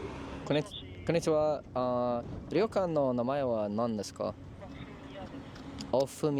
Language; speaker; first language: Japanese; non-native, learner; English